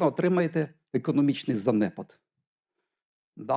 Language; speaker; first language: Ukrainian; native; Ukrainian